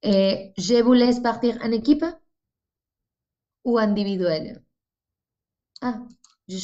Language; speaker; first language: French; non-native, fluent; Spanish